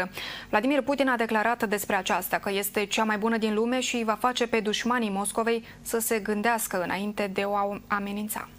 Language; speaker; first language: Romanian; native; Romanian